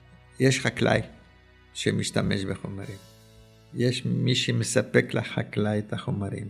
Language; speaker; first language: Hebrew; early bilingual, other home language; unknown